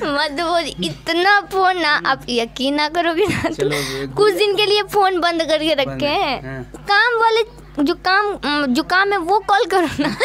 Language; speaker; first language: Hindi; non-native, local second language; Bhojpuri